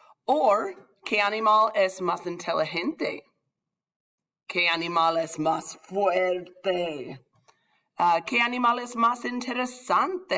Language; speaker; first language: Spanish; non-native, fluent; English